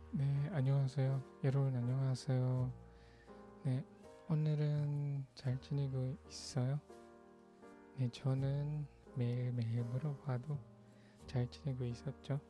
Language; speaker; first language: Korean; non-native, learner; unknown